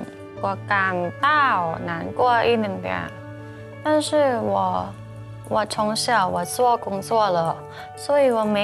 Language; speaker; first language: Chinese; non-native, learner; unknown